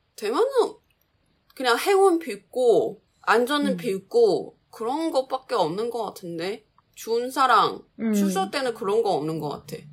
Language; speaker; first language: Korean; non-native, fluent; Chinese